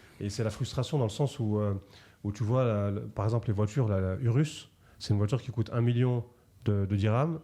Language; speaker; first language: French; native; French